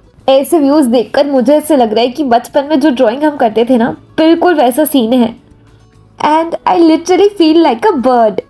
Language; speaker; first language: Hindi; native; Hindi